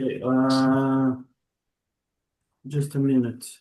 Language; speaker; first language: English; non-native, learner; Portuguese